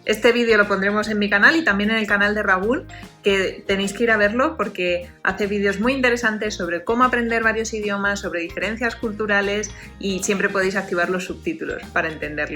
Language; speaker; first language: Spanish; native; Spanish